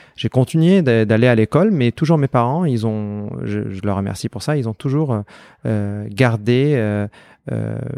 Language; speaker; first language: French; non-native, fluent; Arabic